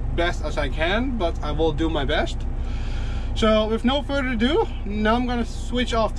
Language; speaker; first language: English; non-native, fluent; Dutch